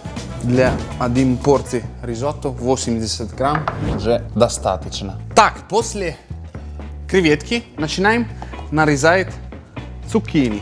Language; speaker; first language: Russian; non-native, fluent; Italian